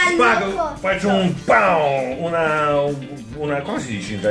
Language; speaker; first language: Italian; non-native, fluent; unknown